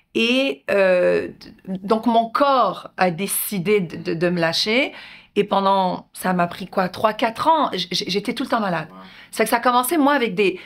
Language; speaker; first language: French; native; French